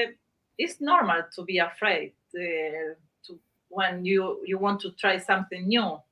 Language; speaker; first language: English; non-native, learner; Spanish